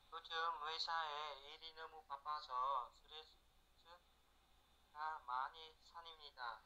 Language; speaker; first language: Korean; non-native, learner; Vietnamese